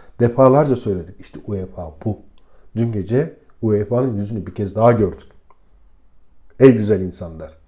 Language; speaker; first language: Turkish; native; Turkish